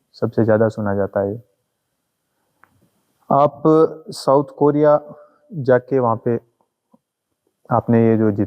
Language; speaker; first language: Hindi; native; Hindi